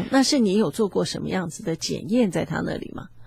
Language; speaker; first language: Chinese; native; Chinese